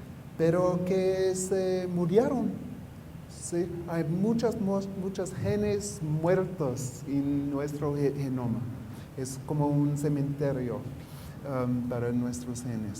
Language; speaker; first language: Spanish; non-native, fluent; English